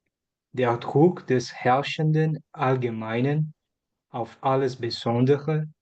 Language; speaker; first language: German; non-native, learner; Portuguese